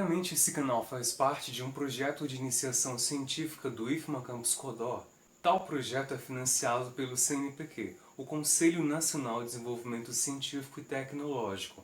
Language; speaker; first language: Portuguese; native; Portuguese